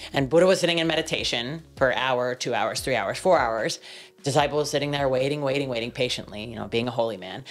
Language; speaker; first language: English; native; English